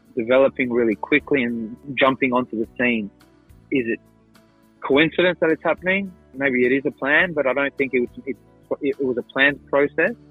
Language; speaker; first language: English; non-native, local second language; Greek